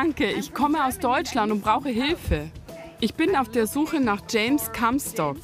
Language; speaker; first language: German; native; German